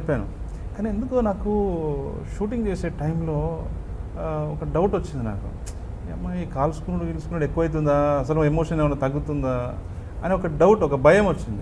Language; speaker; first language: Telugu; native; Telugu